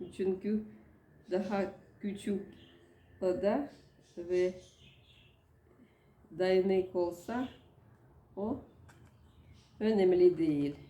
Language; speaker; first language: Turkish; non-native, learner; Russian